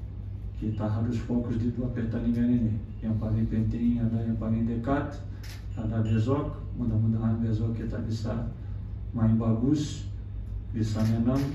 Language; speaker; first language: Indonesian; non-native, fluent; Portuguese